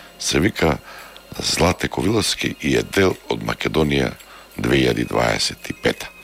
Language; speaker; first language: Macedonian; native; Macedonian